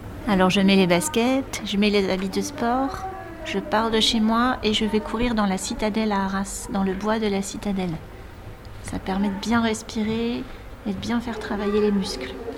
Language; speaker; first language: French; native; French